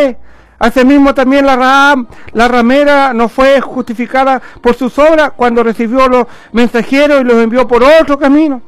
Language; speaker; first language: Spanish; native; Spanish